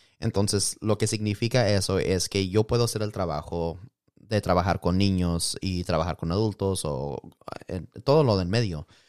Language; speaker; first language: Spanish; early bilingual, heritage; Spanish